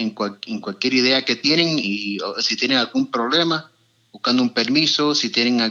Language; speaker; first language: Spanish; early bilingual, heritage; Spanish